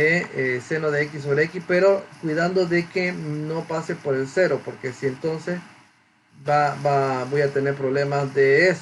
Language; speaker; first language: Spanish; native; Spanish